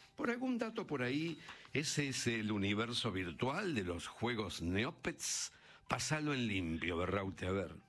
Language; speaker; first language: Spanish; native; Spanish